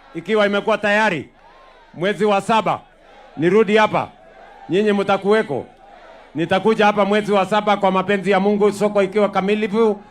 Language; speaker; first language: Swahili; non-native, local second language; Kalenjin